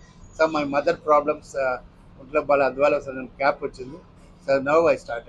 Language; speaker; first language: Telugu; non-native, fluent; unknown